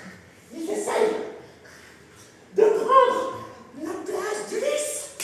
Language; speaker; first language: French; non-native, learner; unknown